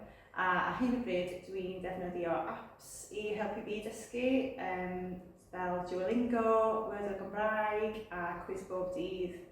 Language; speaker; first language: Welsh; non-native, learner; English